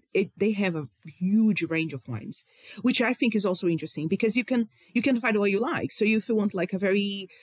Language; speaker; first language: English; non-native, fluent; Portuguese